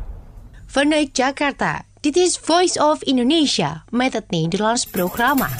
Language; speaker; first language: Dutch; non-native, fluent; Indonesian